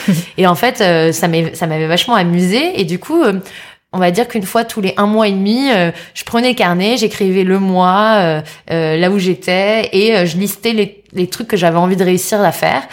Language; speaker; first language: French; native; French